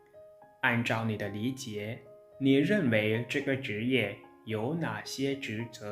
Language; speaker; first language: Chinese; non-native, fluent; Lao